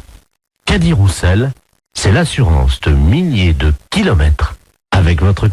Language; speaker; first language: French; native; French